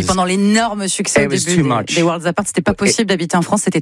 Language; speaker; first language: French; native; French